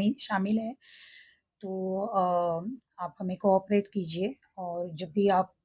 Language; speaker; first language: Hindi; non-native, local second language; Marathi